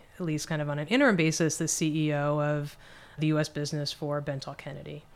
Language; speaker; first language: English; native; English